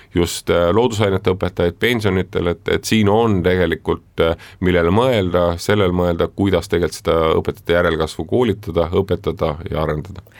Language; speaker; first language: Estonian; native; Estonian